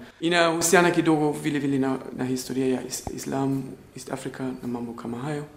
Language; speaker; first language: Swahili; non-native, fluent; German